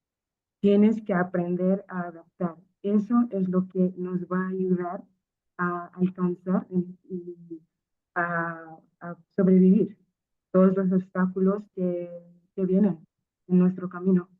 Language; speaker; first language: Spanish; non-native, fluent; Akan